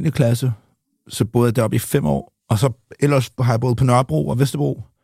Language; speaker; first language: Danish; early bilingual, other home language; English